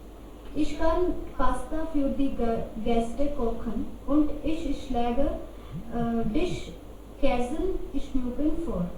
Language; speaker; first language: German; non-native, learner; Hindi